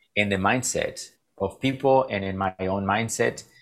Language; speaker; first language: English; non-native, fluent; Spanish